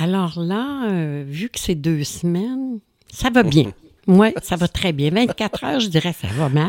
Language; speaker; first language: French; native; French